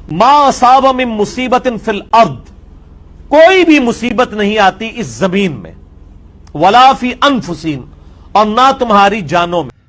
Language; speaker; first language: Urdu; non-native, local second language; Punjabi